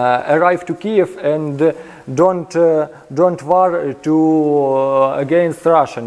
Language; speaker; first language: English; non-native, learner; Ukrainian